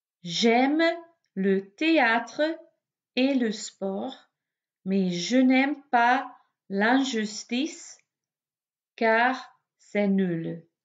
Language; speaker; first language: French; non-native, fluent; English